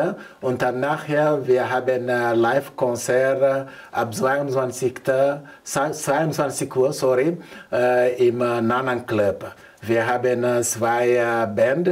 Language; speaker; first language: German; non-native, learner; Mandingo